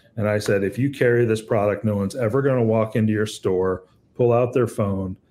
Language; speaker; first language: English; native; English